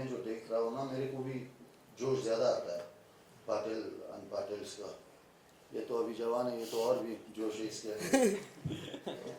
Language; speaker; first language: Hindi; non-native, fluent; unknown